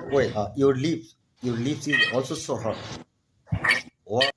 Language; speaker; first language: English; non-native, learner; Bangla